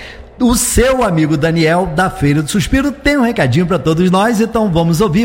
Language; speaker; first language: Portuguese; native; Portuguese